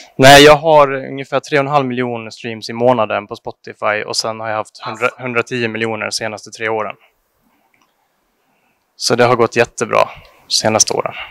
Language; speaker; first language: Swedish; native; Swedish